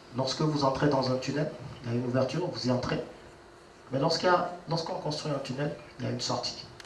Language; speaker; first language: French; non-native, local second language; Wolof